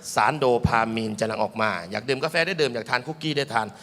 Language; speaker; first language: Thai; native; Thai